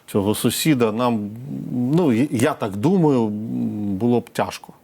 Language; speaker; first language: Ukrainian; non-native, local second language; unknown